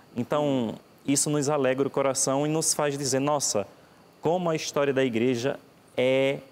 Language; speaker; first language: Portuguese; native; Portuguese